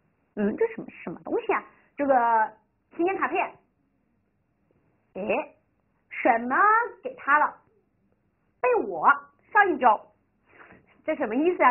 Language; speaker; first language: Chinese; native; Chinese